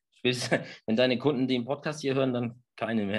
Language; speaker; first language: German; native; German